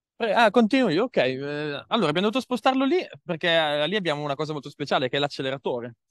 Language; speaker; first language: Italian; native; Italian